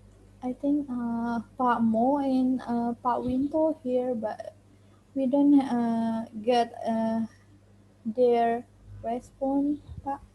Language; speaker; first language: English; non-native, learner; Indonesian